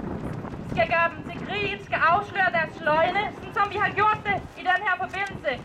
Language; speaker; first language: Danish; early bilingual, other home language; Persian